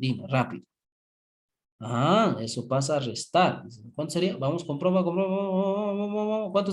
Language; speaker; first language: Spanish; native; Spanish